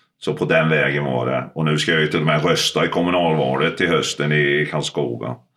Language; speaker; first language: Swedish; early bilingual, other home language; Finnish